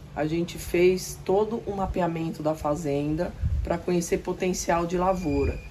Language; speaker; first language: Portuguese; native; Portuguese